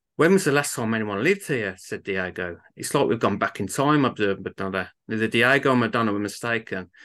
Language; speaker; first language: English; native; English